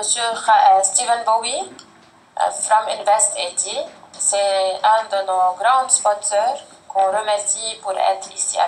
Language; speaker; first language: French; non-native, fluent; Arabic